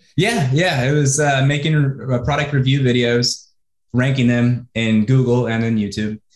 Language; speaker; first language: English; native; English